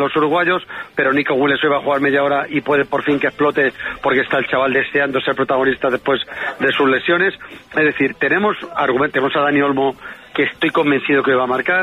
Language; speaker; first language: Spanish; native; Spanish